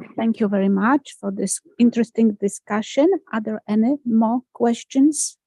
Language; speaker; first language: English; non-native, fluent; Polish